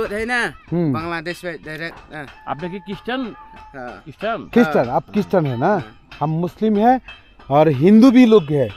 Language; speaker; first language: Hindi; non-native, learner; Bangla